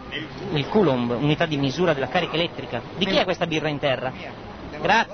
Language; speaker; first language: Italian; native; Italian